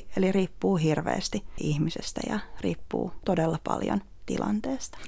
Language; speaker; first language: Finnish; native; Finnish